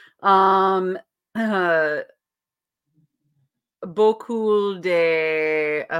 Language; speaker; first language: French; non-native, learner; English